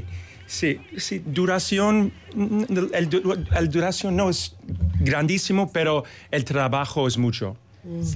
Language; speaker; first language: Spanish; non-native, learner; English